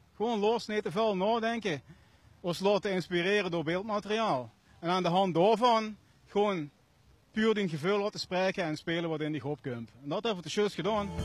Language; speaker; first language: Dutch; native; Dutch